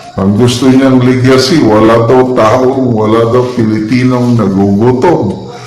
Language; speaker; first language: Filipino; non-native, local second language; Cebuano